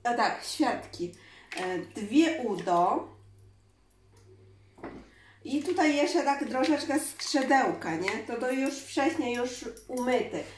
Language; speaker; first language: Polish; non-native, learner; Chinese